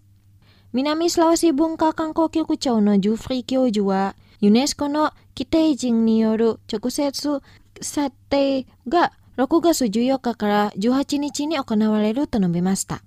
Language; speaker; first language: Japanese; non-native, fluent; Indonesian